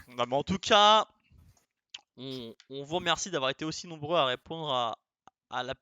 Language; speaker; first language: French; native; French